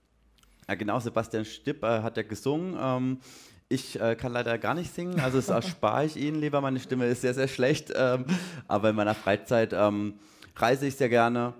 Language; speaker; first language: German; native; German